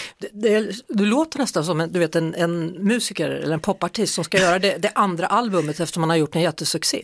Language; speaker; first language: Swedish; native; Swedish